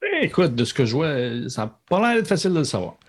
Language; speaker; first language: French; native; French